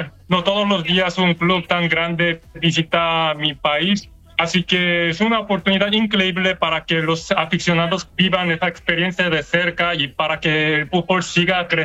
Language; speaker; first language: Spanish; non-native, learner; Korean